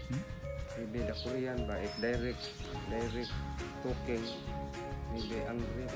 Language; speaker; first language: English; non-native, learner; Cebuano